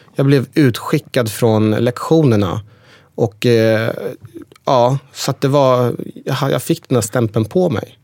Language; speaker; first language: Swedish; early bilingual, other home language; Persian